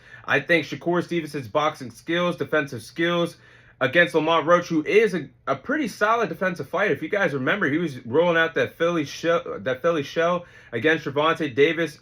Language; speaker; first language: English; native; English